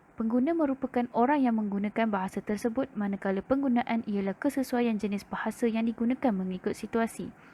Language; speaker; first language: Malay; native; Malay